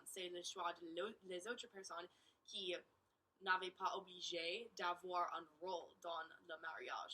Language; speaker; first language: French; non-native, learner; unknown